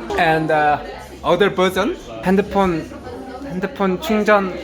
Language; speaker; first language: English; non-native, learner; Korean